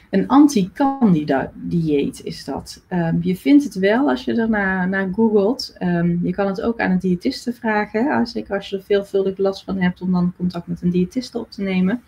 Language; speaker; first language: Dutch; native; Dutch